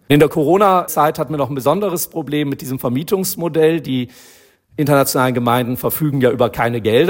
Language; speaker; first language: German; native; German